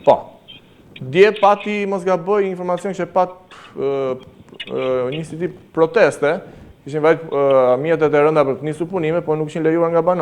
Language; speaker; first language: Albanian; native; Albanian